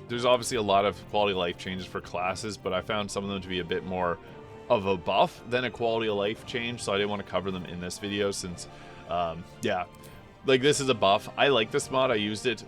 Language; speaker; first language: English; native; English